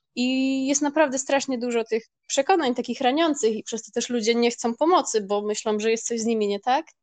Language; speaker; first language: Polish; early bilingual, heritage; Polish